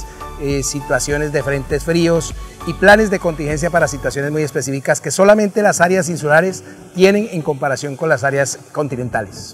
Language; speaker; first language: Spanish; native; Spanish